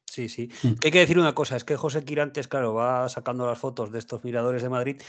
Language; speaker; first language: Spanish; native; Spanish